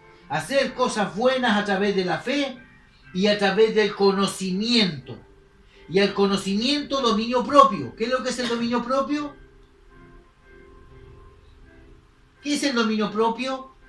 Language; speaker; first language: Spanish; native; Spanish